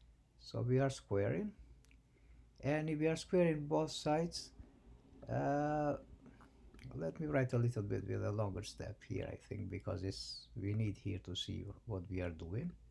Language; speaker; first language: English; non-native, fluent; Albanian